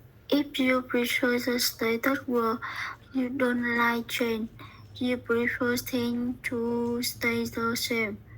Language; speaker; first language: English; non-native, learner; Vietnamese